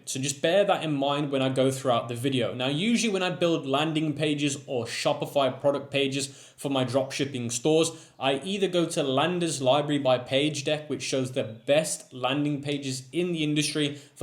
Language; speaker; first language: English; native; English